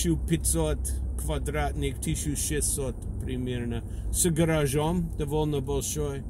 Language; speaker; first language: Russian; non-native, learner; English